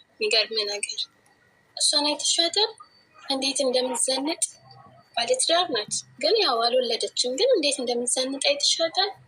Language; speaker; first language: Amharic; native; Amharic